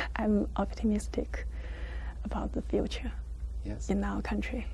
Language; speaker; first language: English; non-native, learner; Chinese